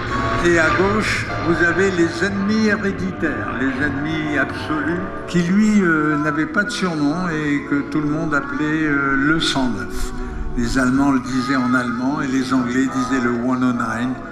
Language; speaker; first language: French; native; French